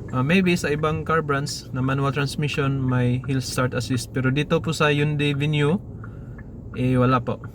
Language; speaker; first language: Filipino; non-native, local second language; Cebuano